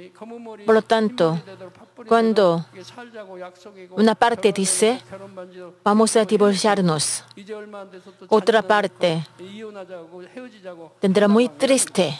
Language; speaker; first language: Spanish; non-native, fluent; Korean